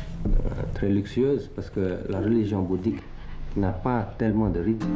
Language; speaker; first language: French; early bilingual, other home language; Thai